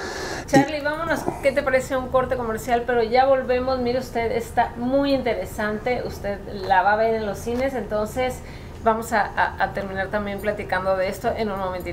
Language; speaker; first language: Spanish; native; Spanish